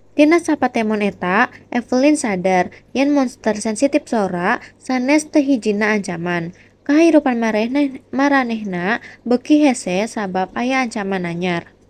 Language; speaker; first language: Sundanese; non-native, local second language; Indonesian